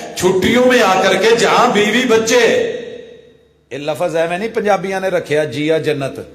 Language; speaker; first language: Urdu; non-native, local second language; Punjabi